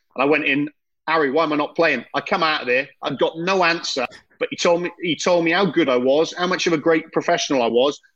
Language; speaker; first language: English; native; English